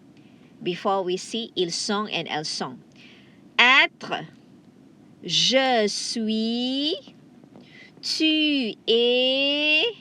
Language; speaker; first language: French; non-native, fluent; Malay